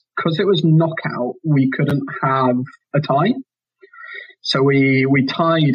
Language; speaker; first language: English; native; English